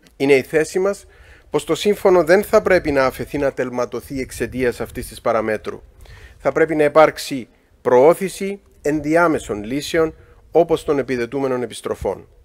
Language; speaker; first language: Greek; native; Greek